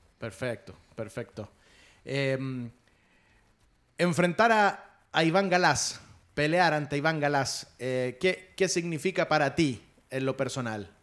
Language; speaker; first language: Spanish; native; Spanish